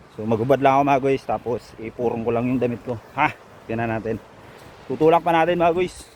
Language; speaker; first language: Filipino; non-native, local second language; Iloko